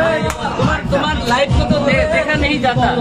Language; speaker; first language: Hindi; non-native, learner; Bangla